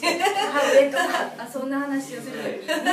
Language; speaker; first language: Japanese; non-native, fluent; Korean